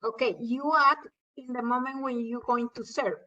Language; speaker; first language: English; non-native, learner; Spanish